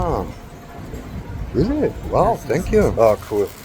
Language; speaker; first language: English; non-native, learner; German